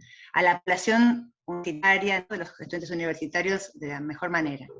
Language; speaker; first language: Spanish; native; Spanish